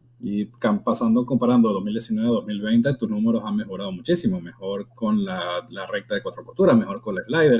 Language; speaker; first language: Spanish; native; Spanish